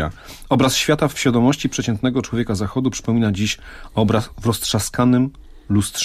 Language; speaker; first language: Polish; native; Polish